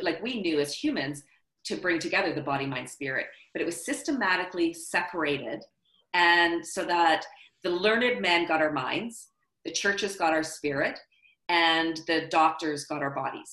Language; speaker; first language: English; native; English